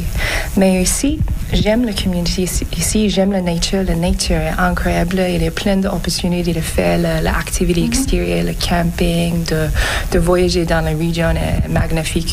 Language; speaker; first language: French; non-native, learner; English